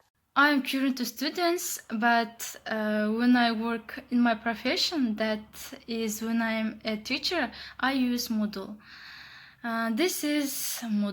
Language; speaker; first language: English; non-native, learner; Kazakh